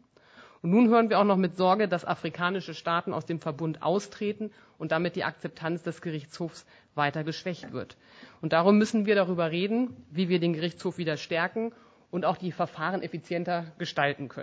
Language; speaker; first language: German; native; German